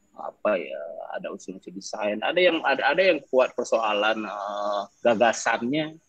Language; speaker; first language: Indonesian; non-native, local second language; Minangkabau